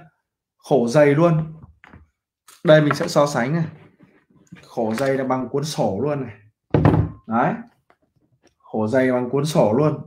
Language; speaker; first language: Vietnamese; native; Vietnamese